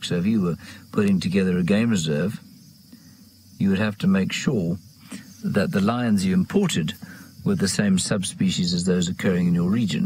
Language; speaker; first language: English; native; English